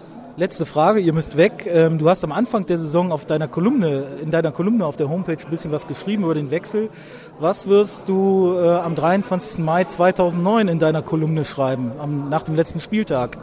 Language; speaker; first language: German; native; German